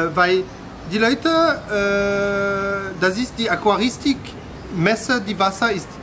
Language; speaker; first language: German; non-native, learner; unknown